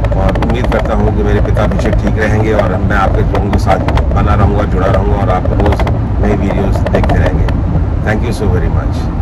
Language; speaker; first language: Hindi; non-native, local second language; Punjabi